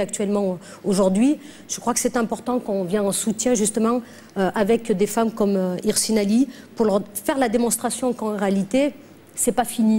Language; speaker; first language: French; native; French